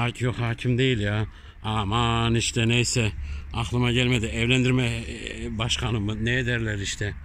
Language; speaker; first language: Turkish; early bilingual, heritage; Turkish